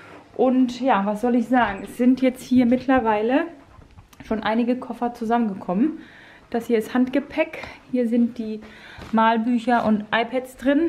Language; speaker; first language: German; native; German